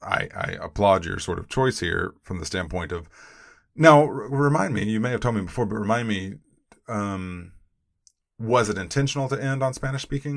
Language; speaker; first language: English; native; English